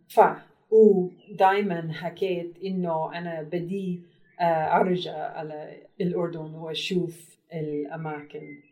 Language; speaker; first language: Arabic; non-native, learner; English